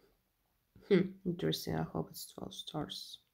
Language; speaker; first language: English; non-native, learner; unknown